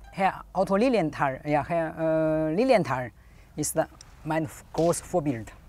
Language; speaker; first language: German; non-native, learner; Chinese